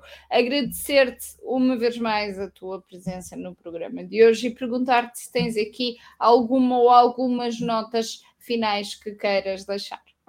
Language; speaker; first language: Portuguese; native; Portuguese